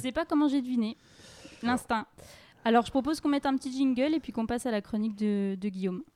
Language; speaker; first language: French; native; French